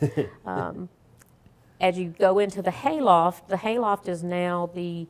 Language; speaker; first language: English; native; English